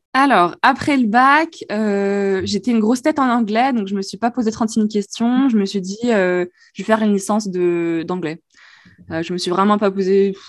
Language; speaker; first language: French; non-native, local second language; Arabic